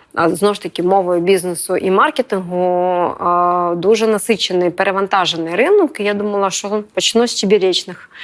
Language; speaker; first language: Ukrainian; native; Ukrainian